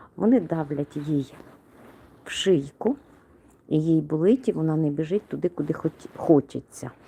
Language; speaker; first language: Ukrainian; non-native, local second language; Russian